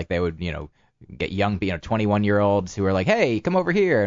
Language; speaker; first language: English; native; English